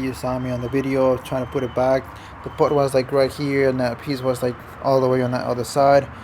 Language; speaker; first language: English; non-native, fluent; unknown